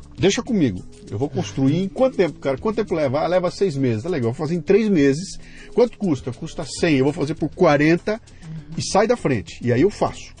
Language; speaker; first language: Portuguese; native; Portuguese